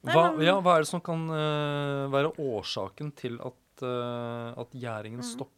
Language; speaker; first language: Norwegian; native; Norwegian